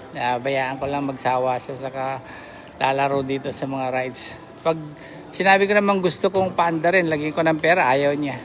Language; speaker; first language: Filipino; native; Filipino